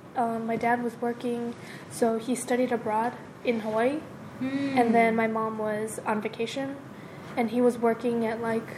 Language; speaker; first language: English; early bilingual, other home language; Japanese